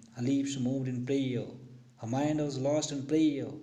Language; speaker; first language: English; non-native, local second language; Hindi